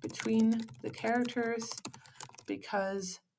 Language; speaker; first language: English; non-native, fluent; Danish